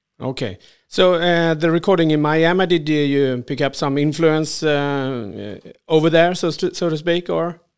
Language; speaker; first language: English; non-native, fluent; Swedish